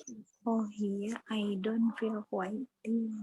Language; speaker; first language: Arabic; non-native, learner; Indonesian